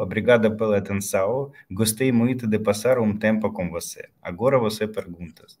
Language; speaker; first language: Portuguese; non-native, learner; Ukrainian